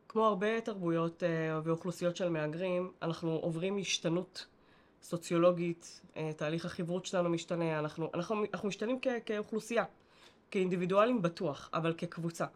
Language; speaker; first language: Hebrew; native; Hebrew